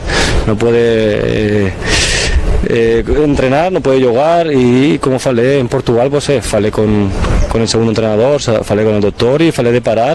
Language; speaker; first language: Portuguese; non-native, fluent; Spanish